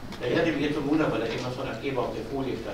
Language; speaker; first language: German; native; German